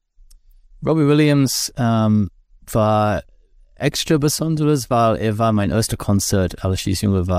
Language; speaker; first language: German; non-native, learner; English